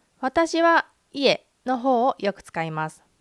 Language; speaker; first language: Japanese; native; Japanese